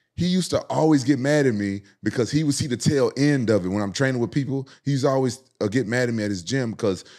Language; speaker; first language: English; native; English